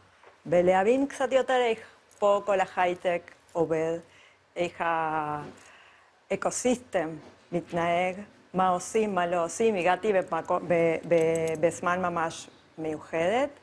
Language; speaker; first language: Hebrew; non-native, fluent; Spanish